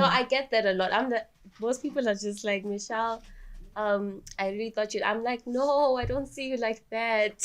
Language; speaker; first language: English; non-native, local second language; Swati